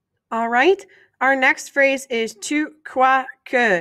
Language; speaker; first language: English; native; English